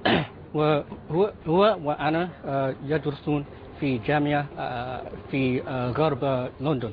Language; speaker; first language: Arabic; non-native, learner; Filipino